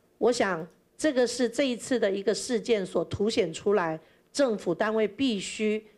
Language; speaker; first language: Chinese; native; Chinese